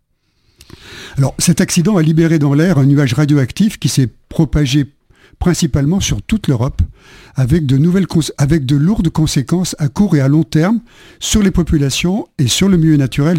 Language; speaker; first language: French; native; French